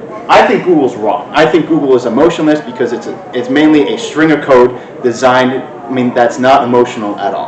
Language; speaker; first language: English; native; English